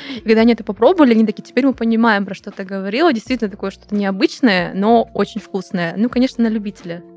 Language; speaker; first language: Russian; non-native, local second language; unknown